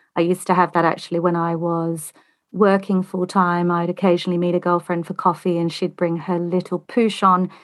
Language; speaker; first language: English; native; English